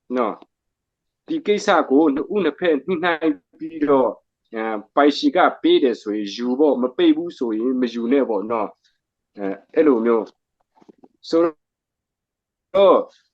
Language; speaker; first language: Burmese; non-native, local second language; Hakha Chin